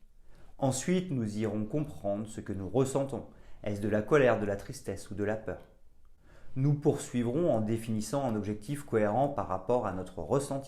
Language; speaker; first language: French; native; French